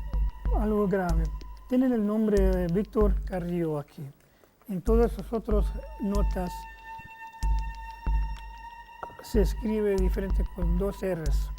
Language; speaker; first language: Spanish; non-native, fluent; English